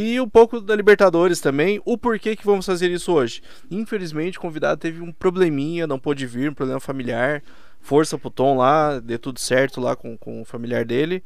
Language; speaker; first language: Portuguese; native; Portuguese